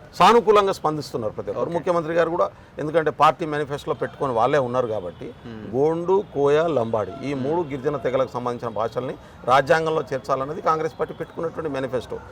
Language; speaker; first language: Telugu; non-native, local second language; Lambadi